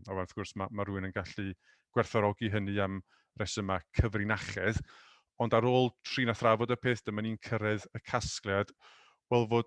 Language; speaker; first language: Welsh; native; Welsh